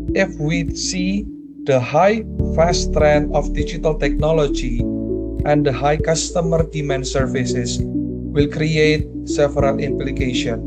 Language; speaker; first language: English; non-native, learner; Indonesian